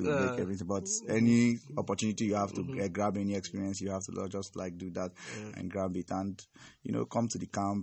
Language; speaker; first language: English; non-native, local second language; Igbo